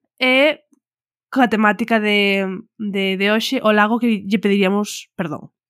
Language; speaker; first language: Galician; non-native, local second language; Spanish